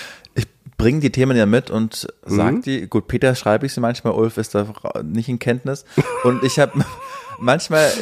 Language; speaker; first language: German; native; German